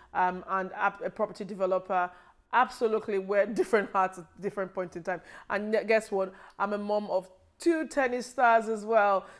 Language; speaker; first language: English; non-native, local second language; Yoruba